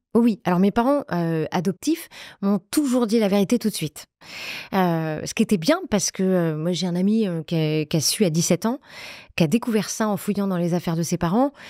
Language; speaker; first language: French; native; French